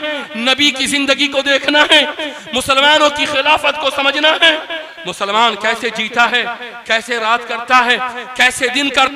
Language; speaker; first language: Urdu; native; Urdu